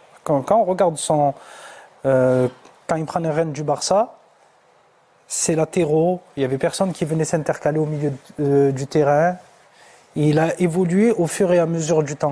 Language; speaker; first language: French; native; French